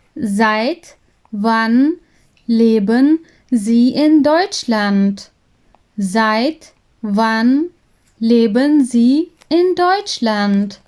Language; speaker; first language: German; non-native, learner; Urdu